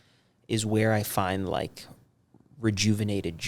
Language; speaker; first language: English; native; English